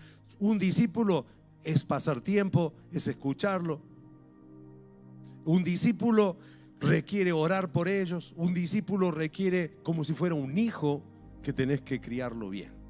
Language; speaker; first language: Spanish; native; Spanish